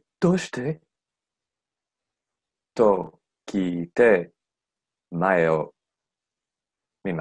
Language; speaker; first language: Japanese; non-native, learner; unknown